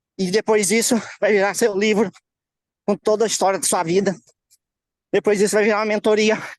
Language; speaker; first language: Portuguese; native; Portuguese